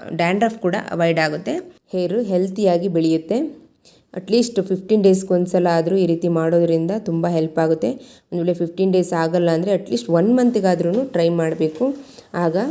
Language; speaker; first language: Kannada; native; Kannada